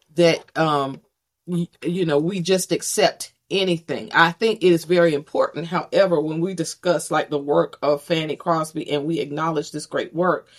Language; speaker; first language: English; native; English